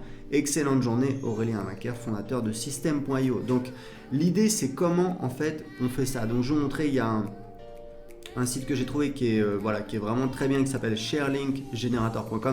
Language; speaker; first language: French; native; French